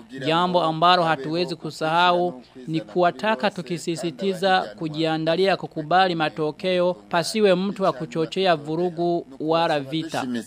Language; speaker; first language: Swahili; non-native, local second language; Rundi